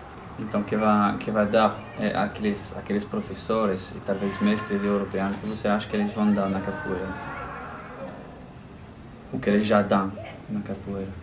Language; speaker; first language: Portuguese; non-native, fluent; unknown